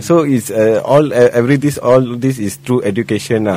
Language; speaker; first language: English; native; English